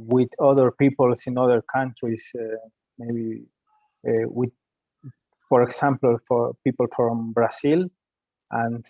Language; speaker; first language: English; non-native, learner; Spanish